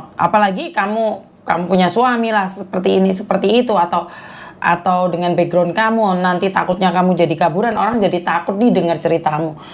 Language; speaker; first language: Indonesian; native; Indonesian